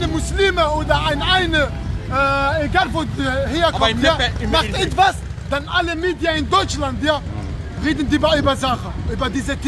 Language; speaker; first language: German; non-native, learner; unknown